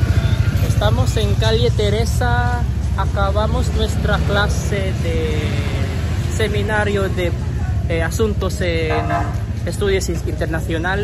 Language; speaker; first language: Spanish; non-native, learner; Filipino